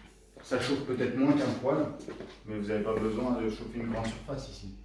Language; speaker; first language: French; native; French